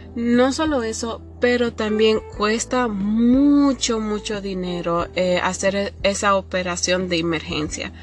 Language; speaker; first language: Spanish; early bilingual, heritage; Spanish